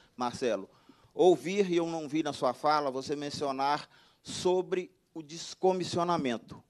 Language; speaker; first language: Portuguese; native; Portuguese